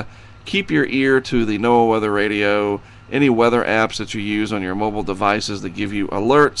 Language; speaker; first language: English; native; English